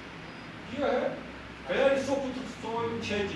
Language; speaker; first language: English; non-native, learner; Korean